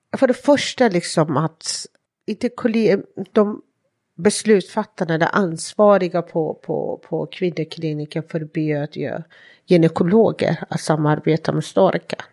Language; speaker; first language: Swedish; non-native, fluent; Persian